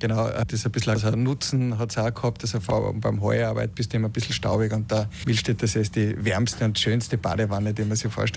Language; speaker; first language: German; native; German